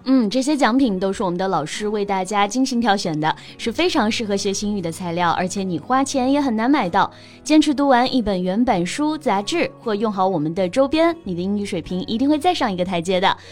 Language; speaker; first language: Chinese; native; Chinese